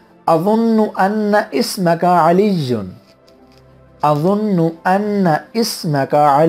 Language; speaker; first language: Arabic; non-native, fluent; Urdu